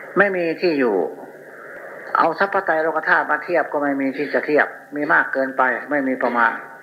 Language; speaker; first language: Thai; native; Thai